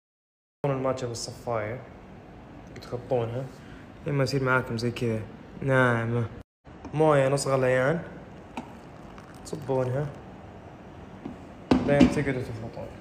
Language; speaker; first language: Arabic; native; Arabic